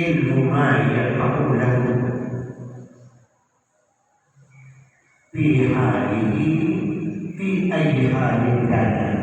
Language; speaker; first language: Arabic; non-native, fluent; Indonesian